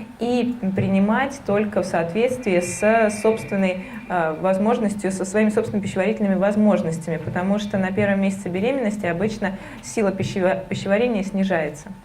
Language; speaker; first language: Russian; native; Russian